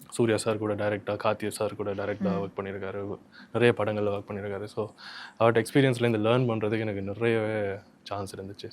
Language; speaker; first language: Tamil; early bilingual, heritage; Tamil